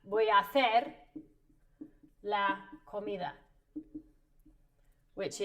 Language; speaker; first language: Spanish; non-native, fluent; English